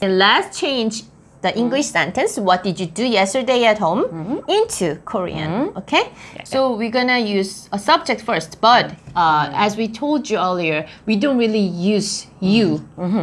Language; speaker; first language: English; non-native, fluent; Korean